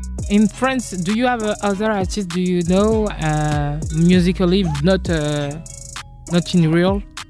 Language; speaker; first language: English; non-native, learner; French